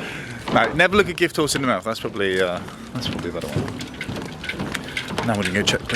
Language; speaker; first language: English; native; English